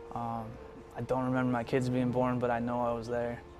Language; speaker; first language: English; native; English